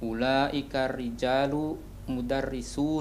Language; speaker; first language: Arabic; non-native, learner; Indonesian